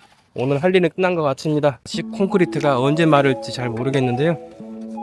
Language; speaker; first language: Korean; native; Korean